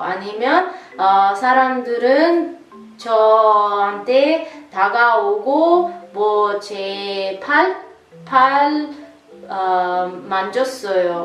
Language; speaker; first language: Korean; non-native, learner; Italian